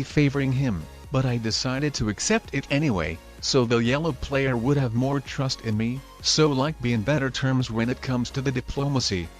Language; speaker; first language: English; non-native, fluent; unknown